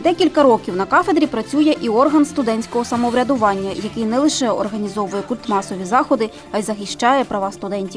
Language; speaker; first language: Ukrainian; native; Ukrainian